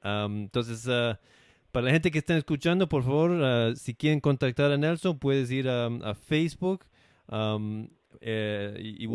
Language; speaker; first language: Spanish; non-native, fluent; English